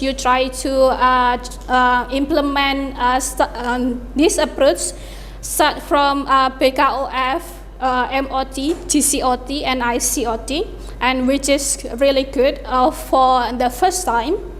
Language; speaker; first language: English; non-native, fluent; Indonesian